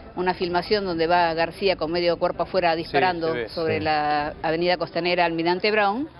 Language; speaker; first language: Spanish; native; Spanish